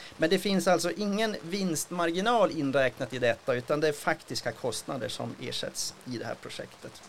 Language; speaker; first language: Swedish; native; Swedish